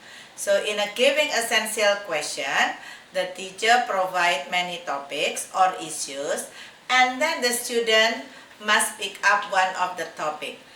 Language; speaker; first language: English; non-native, fluent; Indonesian